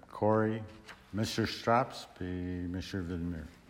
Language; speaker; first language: French; native; French